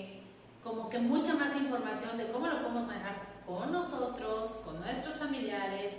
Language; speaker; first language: Spanish; native; Spanish